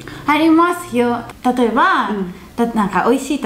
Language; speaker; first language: Japanese; non-native, fluent; Italian